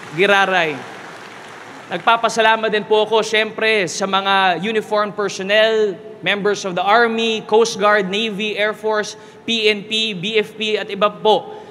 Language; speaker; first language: Filipino; non-native, local second language; Bikol